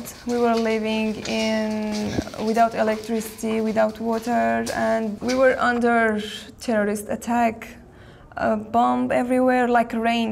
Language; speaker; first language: English; non-native, learner; Armenian